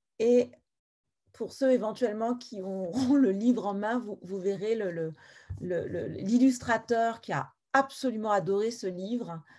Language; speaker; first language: French; native; French